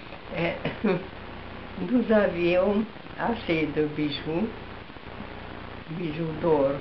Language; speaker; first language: French; non-native, fluent; Hungarian